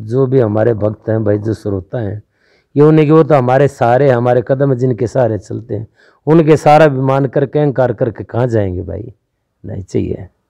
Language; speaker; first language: Hindi; native; Hindi